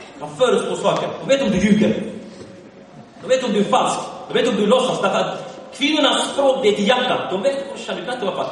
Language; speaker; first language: Swedish; early bilingual, other home language; Arabic